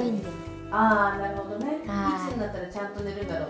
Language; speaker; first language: Japanese; native; Japanese